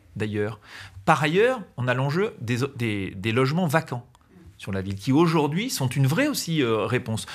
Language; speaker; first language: French; native; French